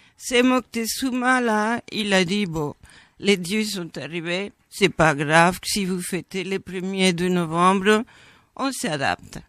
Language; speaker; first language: French; non-native, fluent; Spanish